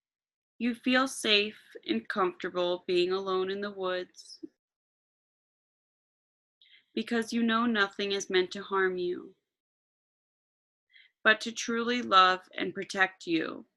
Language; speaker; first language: English; native; English